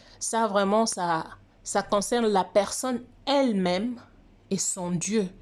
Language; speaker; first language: French; non-native, local second language; Lingala